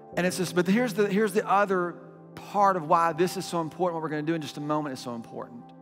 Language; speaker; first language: English; native; English